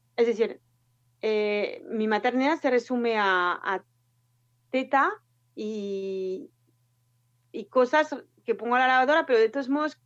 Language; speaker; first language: Spanish; non-native, fluent; French